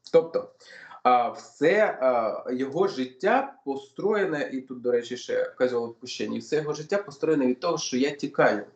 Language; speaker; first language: Ukrainian; non-native, local second language; Russian